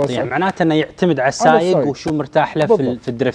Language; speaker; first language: Arabic; native; Arabic